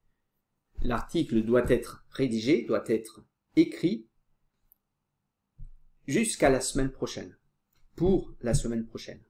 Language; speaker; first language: French; non-native, fluent; Portuguese